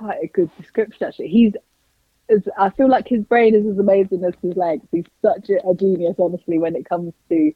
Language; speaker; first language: English; native; English